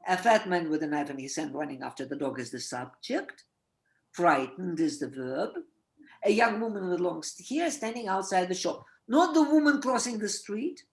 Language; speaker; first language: English; non-native, fluent; Russian